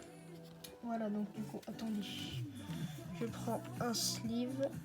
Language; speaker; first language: French; native; French